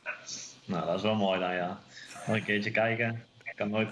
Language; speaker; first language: Dutch; native; Dutch